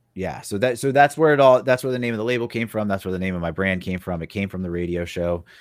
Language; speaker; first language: English; native; English